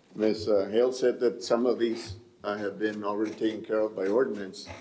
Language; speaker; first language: English; early bilingual, other home language; Spanish